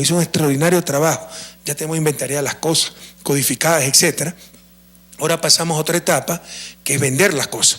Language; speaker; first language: Spanish; native; Spanish